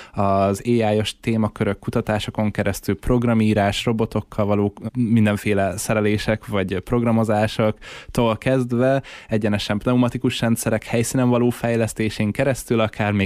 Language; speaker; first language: Hungarian; native; Hungarian